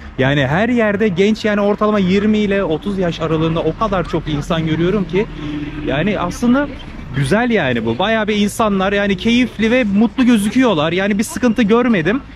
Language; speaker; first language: Turkish; native; Turkish